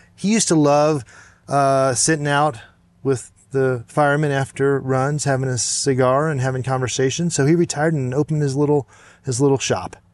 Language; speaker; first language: English; native; English